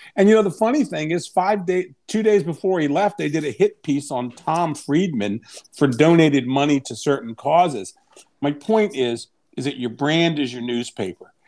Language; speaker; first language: English; native; English